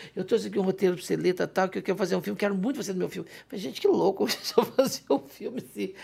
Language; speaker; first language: Portuguese; native; Portuguese